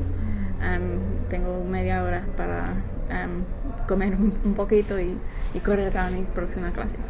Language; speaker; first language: Spanish; non-native, fluent; English